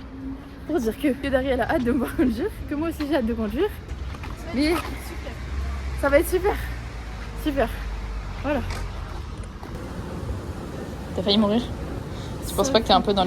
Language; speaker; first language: French; native; French